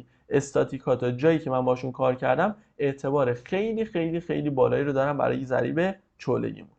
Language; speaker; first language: Persian; native; Persian